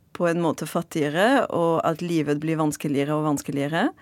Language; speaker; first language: Norwegian; non-native, fluent; French